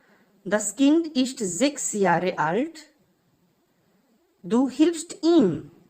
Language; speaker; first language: German; non-native, fluent; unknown